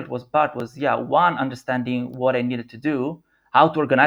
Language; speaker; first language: English; non-native, fluent; Italian